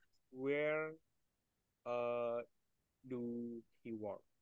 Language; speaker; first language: English; non-native, learner; Indonesian